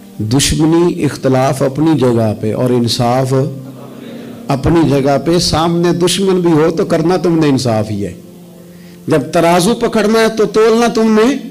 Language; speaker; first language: Urdu; non-native, local second language; Punjabi